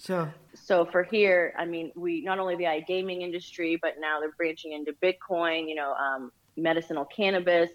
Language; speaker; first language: English; native; English